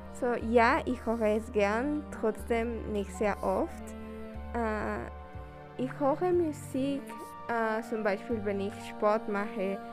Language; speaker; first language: German; non-native, learner; Spanish